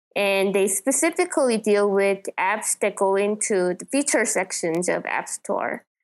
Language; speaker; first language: English; non-native, fluent; Korean